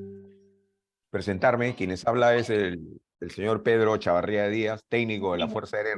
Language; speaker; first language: Spanish; native; Spanish